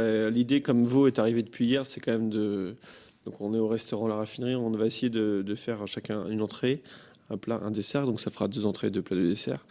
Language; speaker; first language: French; native; French